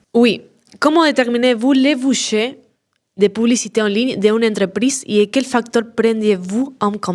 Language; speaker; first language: French; non-native, learner; Spanish